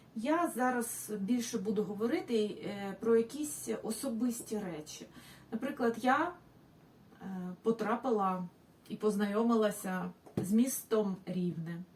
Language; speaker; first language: Ukrainian; non-native, local second language; Russian